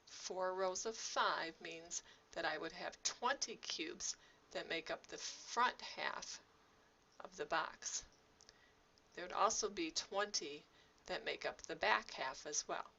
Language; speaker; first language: English; native; English